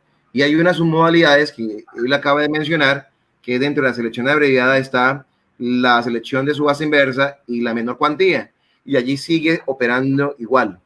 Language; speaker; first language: Spanish; native; Spanish